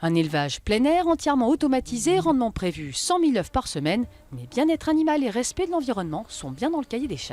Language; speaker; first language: French; native; French